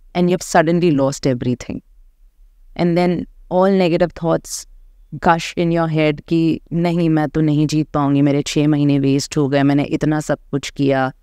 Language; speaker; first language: Hindi; native; Hindi